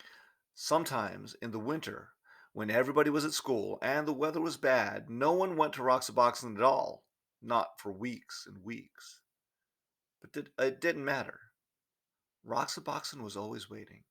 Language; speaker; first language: English; native; English